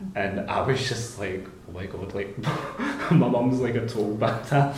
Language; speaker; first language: English; native; English